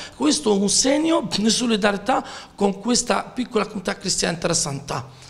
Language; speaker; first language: Italian; non-native, fluent; Arabic